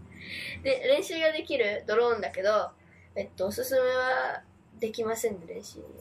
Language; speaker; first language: Japanese; early bilingual, heritage; Japanese